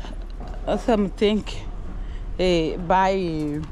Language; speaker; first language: English; non-native, learner; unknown